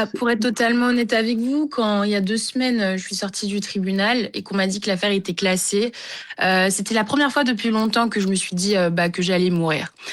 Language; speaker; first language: French; early bilingual, other home language; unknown